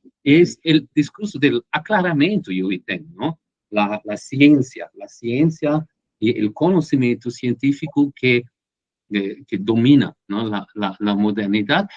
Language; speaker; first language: Spanish; non-native, fluent; Portuguese